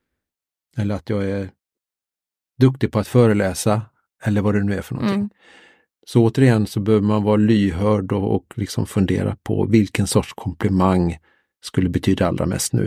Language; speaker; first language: Swedish; native; Swedish